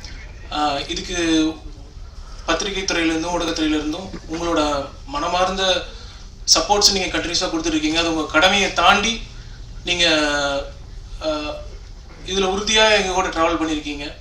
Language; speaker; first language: Tamil; native; Tamil